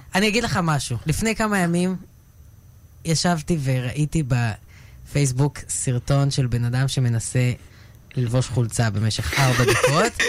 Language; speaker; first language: Hebrew; native; Hebrew